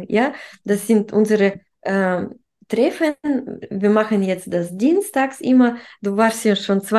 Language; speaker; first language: German; non-native, fluent; Russian